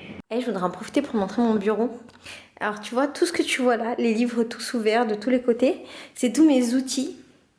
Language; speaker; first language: French; native; French